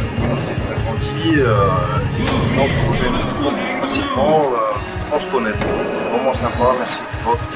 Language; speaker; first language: French; native; French